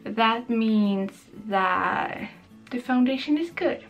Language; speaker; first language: English; non-native, fluent; Swedish